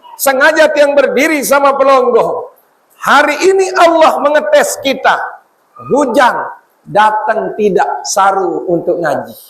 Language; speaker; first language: Indonesian; non-native, local second language; Sasak